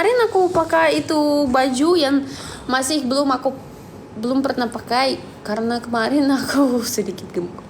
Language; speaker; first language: Indonesian; non-native, fluent; Russian